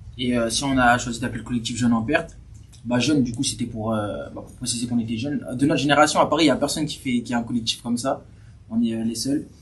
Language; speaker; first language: French; early bilingual, other home language; Kabyle